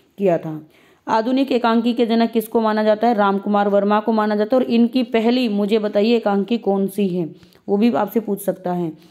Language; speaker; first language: Hindi; native; Hindi